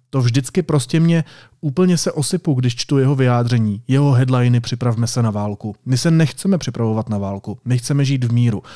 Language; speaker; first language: Czech; native; Czech